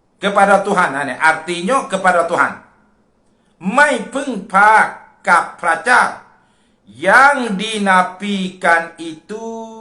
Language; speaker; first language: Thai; non-native, local second language; Malay